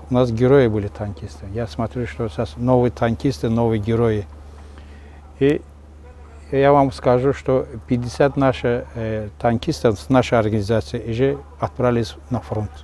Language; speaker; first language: Russian; non-native, local second language; Azerbaijani